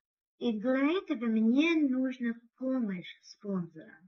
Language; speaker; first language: Russian; non-native, learner; English